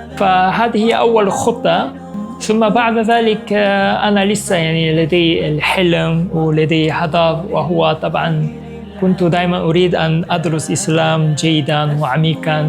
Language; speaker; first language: Arabic; non-native, fluent; Korean